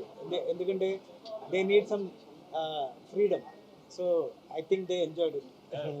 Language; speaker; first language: Telugu; non-native, fluent; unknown